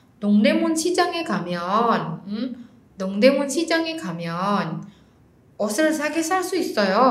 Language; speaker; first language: Korean; non-native, fluent; Indonesian